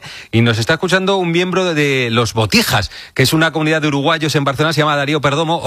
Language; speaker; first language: Spanish; native; Spanish